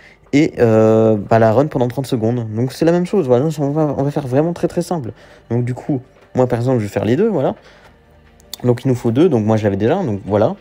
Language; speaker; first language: French; native; French